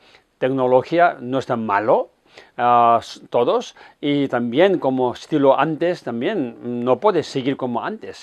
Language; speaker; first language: Spanish; non-native, fluent; Tibetan